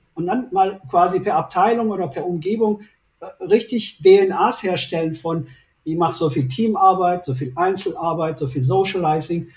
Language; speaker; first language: German; early bilingual, other home language; Turkish